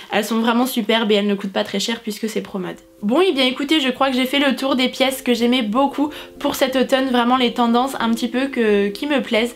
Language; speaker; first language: French; native; French